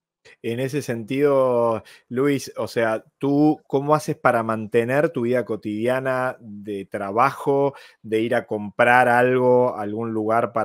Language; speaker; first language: Spanish; native; Spanish